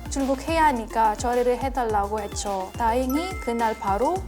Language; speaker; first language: Korean; non-native, fluent; Filipino